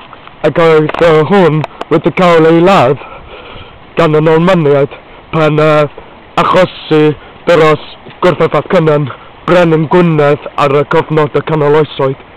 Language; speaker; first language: Welsh; non-native, learner; English